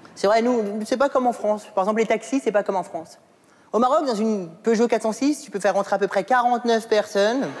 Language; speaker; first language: French; early bilingual, other home language; Arabic